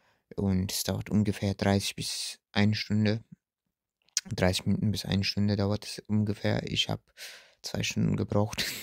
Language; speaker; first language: German; early bilingual, other home language; Turkish